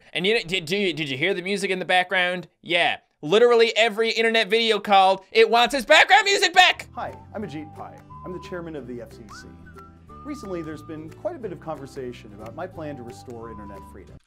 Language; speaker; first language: English; native; English